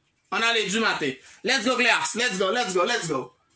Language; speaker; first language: English; non-native, fluent; Haitian Creole